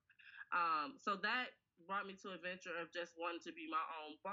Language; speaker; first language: English; native; English